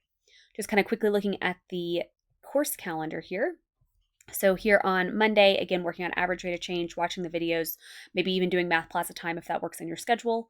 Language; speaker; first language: English; native; English